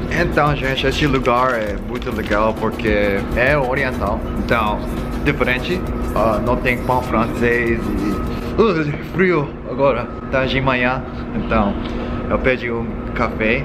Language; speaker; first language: Portuguese; non-native, learner; Korean